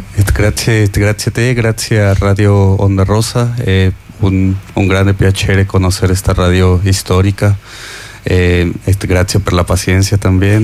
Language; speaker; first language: Italian; non-native, learner; Spanish